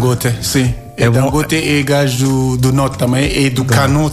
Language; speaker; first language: Portuguese; non-native, learner; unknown